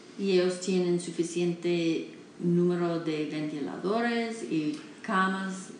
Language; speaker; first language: Spanish; non-native, learner; English